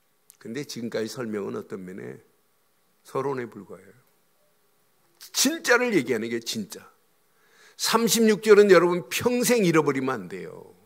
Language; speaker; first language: Korean; native; Korean